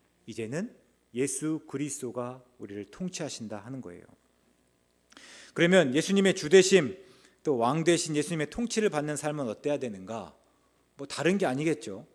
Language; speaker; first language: Korean; native; Korean